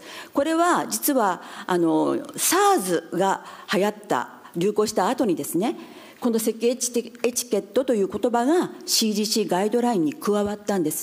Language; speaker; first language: Japanese; native; Japanese